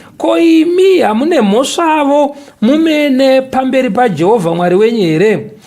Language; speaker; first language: Shona; native; Shona